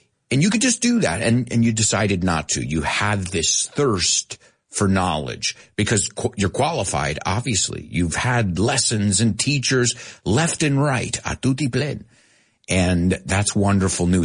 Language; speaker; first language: English; early bilingual, other home language; Spanish